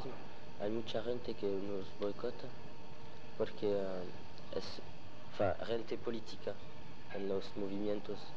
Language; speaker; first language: Spanish; non-native, learner; French